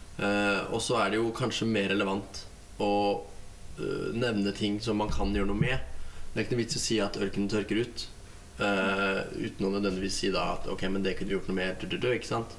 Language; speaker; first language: Norwegian; native; Norwegian